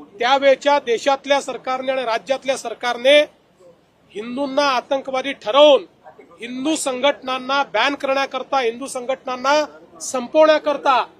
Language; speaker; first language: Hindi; non-native, local second language; Marathi